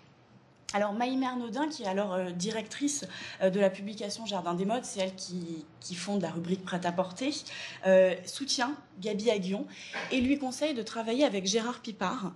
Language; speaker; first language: French; native; French